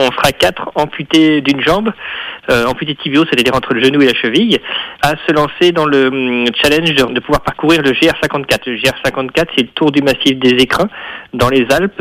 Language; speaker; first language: French; native; French